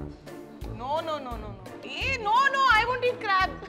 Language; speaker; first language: Telugu; non-native, local second language; Bangla